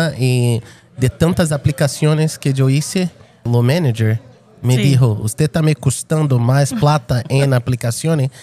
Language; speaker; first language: Spanish; non-native, fluent; Portuguese